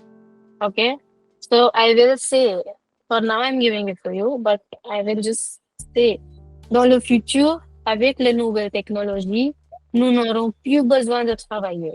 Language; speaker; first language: French; non-native, fluent; Hindi